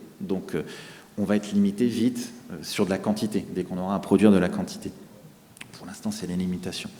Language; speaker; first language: French; native; French